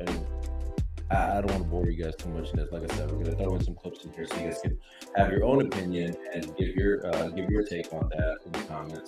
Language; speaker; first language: English; native; English